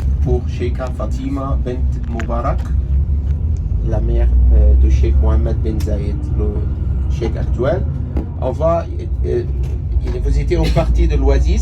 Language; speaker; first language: French; non-native, fluent; Arabic